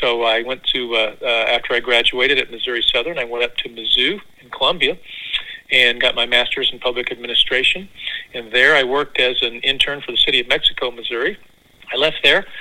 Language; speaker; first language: English; native; English